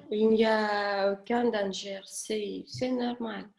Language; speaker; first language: French; non-native, learner; Russian